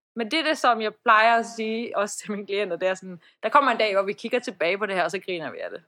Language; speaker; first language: Danish; early bilingual, other home language; Persian